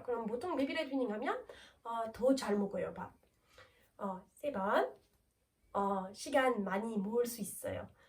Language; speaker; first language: Korean; non-native, learner; French